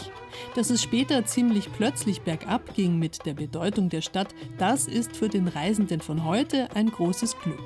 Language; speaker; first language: German; native; German